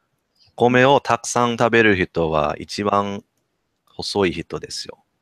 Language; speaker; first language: Japanese; non-native, learner; English